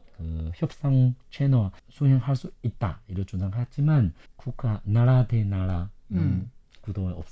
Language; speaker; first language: Korean; non-native, fluent; Chinese